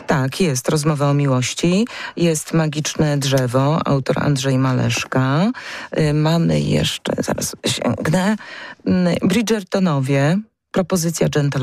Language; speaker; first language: Polish; native; Polish